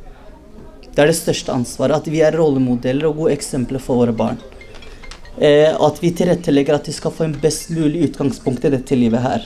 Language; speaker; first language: Norwegian; early bilingual, other home language; Somali